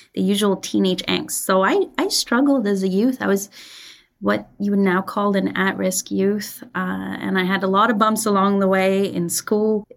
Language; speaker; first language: English; early bilingual, other home language; Persian